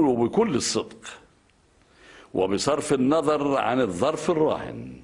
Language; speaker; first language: Arabic; native; Arabic